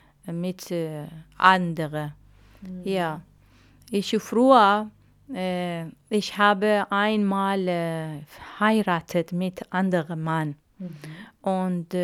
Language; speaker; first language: German; non-native, learner; Arabic